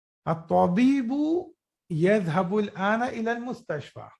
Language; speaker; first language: Arabic; non-native, fluent; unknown